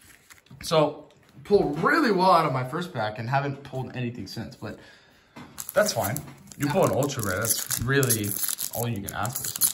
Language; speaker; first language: English; native; English